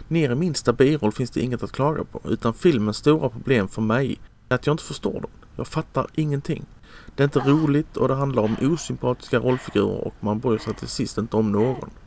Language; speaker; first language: Swedish; native; Swedish